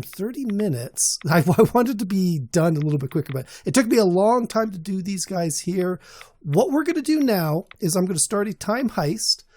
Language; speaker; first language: English; native; English